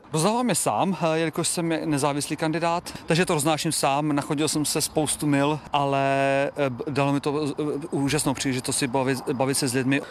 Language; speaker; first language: Czech; native; Czech